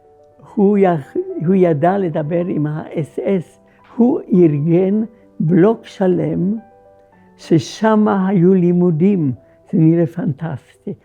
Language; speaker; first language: Hebrew; non-native, fluent; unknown